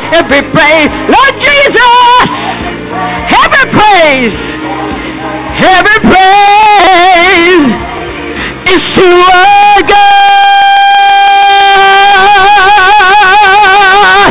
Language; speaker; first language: English; native; English